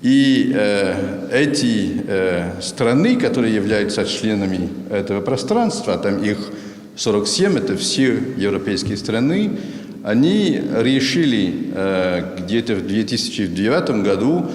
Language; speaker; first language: Russian; non-native, fluent; French